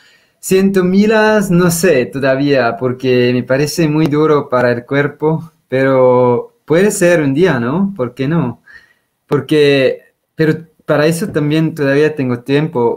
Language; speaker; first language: Spanish; non-native, fluent; Swiss German